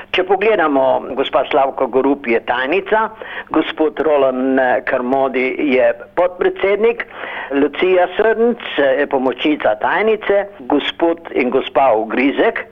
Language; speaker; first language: Slovenian; early bilingual, heritage; Slovenian